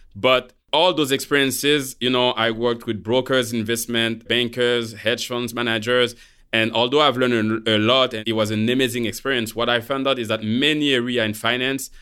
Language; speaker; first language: English; non-native, fluent; Haitian Creole